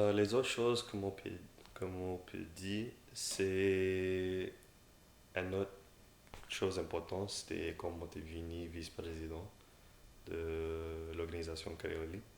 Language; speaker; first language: French; early bilingual, other home language; English